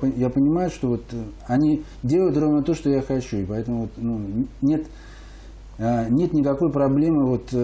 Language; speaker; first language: Russian; native; Russian